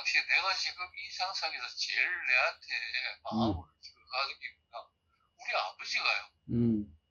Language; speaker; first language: Korean; early bilingual, heritage; Korean